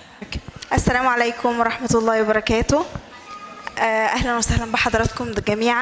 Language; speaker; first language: Arabic; native; Arabic